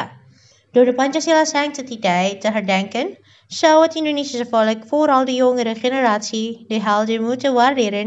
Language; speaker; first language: Dutch; non-native, learner; Indonesian